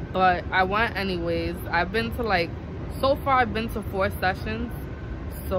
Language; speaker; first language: English; native; English